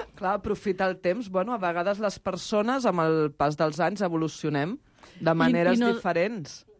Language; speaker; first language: Catalan; native; Catalan